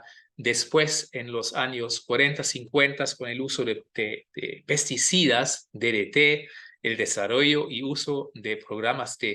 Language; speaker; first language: Spanish; non-native, fluent; German